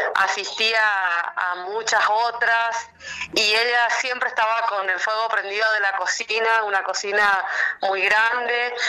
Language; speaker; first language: Spanish; native; Spanish